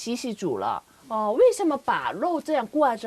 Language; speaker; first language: Chinese; non-native, learner; Korean